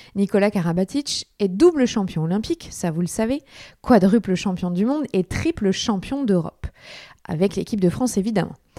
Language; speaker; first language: French; native; French